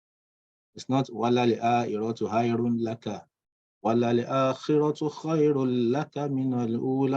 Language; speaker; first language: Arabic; non-native, fluent; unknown